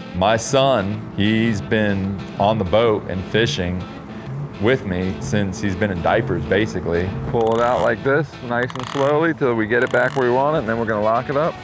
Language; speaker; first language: English; native; English